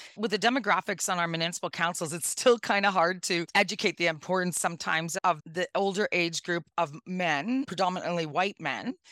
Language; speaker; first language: English; native; English